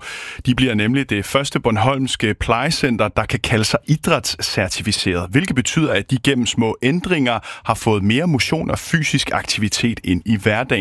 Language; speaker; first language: Danish; native; Danish